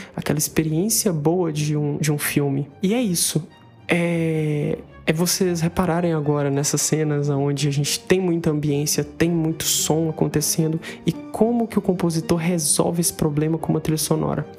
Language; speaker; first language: Portuguese; native; Portuguese